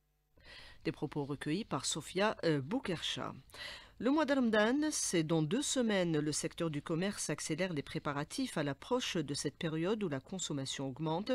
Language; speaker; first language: French; non-native, local second language; Arabic